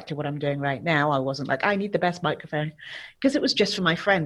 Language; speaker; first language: English; native; English